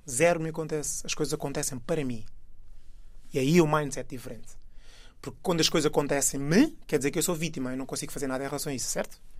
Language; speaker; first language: Portuguese; early bilingual, other home language; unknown